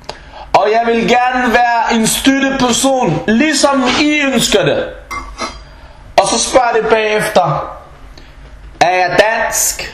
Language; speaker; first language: Danish; early bilingual, other home language; Arabic